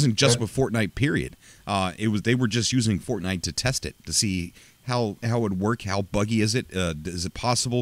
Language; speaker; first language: English; native; English